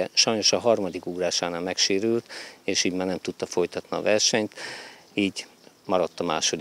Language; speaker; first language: Hungarian; native; Hungarian